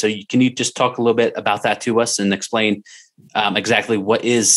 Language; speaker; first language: English; native; English